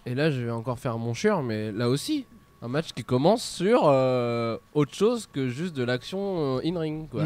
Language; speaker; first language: French; native; French